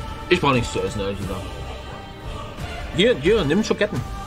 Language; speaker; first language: German; native; German